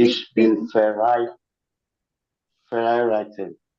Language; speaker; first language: German; non-native, learner; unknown